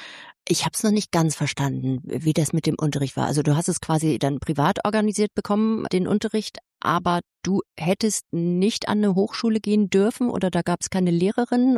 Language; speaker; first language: German; native; German